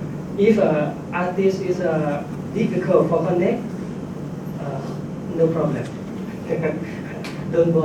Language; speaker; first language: English; non-native, learner; Thai